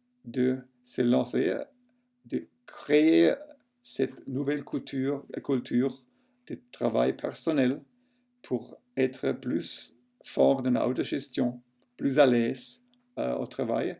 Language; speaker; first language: French; non-native, local second language; German